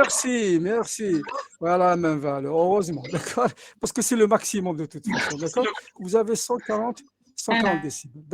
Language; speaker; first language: French; non-native, local second language; Arabic